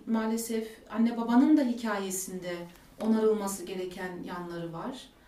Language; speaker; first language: Turkish; early bilingual, heritage; Turkish